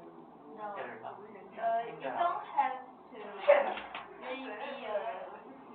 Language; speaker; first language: English; non-native, learner; Chinese